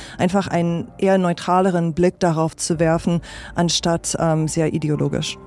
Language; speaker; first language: German; non-native, fluent; English